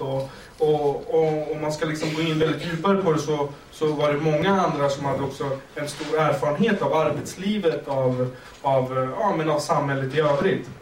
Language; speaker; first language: Swedish; early bilingual, other home language; Kurdish